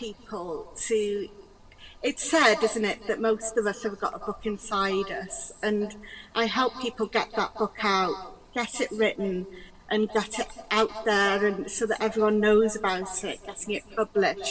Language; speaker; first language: English; non-native, local second language; Welsh